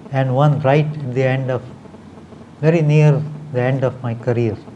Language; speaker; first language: English; non-native, local second language; Marathi